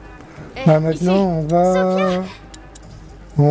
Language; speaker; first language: French; native; French